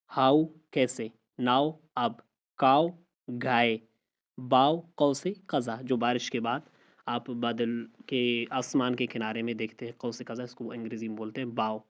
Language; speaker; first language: Urdu; non-native, local second language; Baluchi